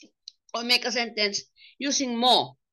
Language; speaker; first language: English; non-native, local second language; Filipino